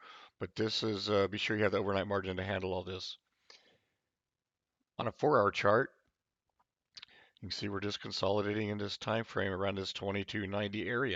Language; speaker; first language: English; native; English